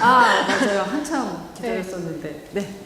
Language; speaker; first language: Korean; native; Korean